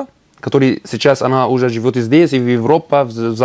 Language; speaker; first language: Russian; non-native, learner; Arabic